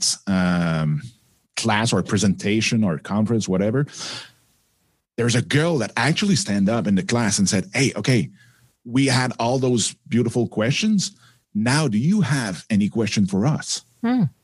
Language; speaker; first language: English; non-native, fluent; French